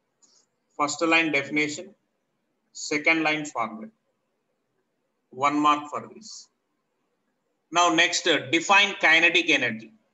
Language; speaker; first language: English; non-native, local second language; Telugu